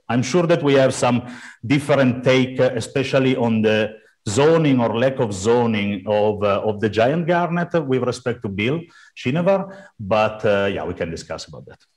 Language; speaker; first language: English; non-native, fluent; Italian